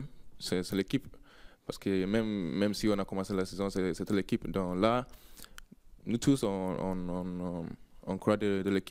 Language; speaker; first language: French; non-native, learner; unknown